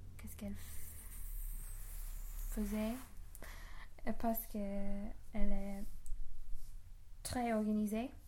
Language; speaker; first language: French; non-native, learner; English